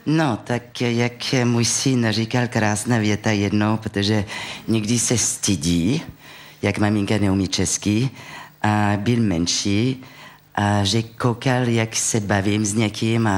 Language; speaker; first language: Czech; non-native, fluent; French